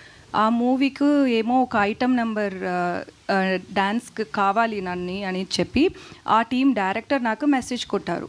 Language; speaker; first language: Telugu; non-native, fluent; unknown